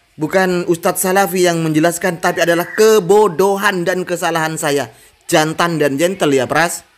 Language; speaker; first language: Indonesian; non-native, local second language; Madurese